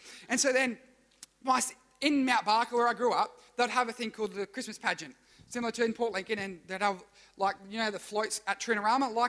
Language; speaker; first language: English; native; English